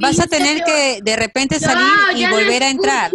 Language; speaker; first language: Spanish; native; Spanish